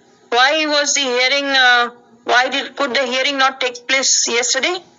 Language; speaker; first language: English; non-native, local second language; Bangla